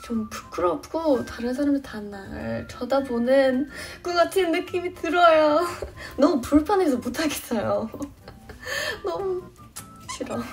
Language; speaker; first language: Korean; non-native, fluent; English